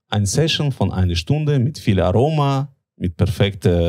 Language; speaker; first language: German; non-native, fluent; Latvian